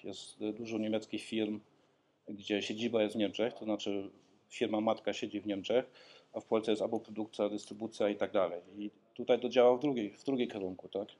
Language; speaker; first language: Polish; early bilingual, heritage; Polish